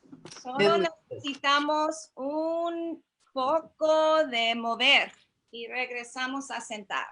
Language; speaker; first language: Spanish; non-native, learner; English